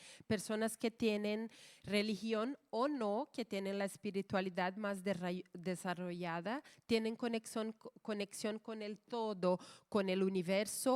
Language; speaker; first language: Spanish; non-native, fluent; Portuguese